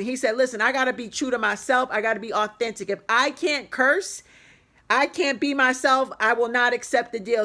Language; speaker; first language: English; native; English